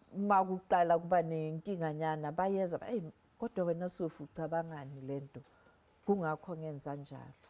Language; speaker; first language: Zulu; non-native, local second language; Southern Sotho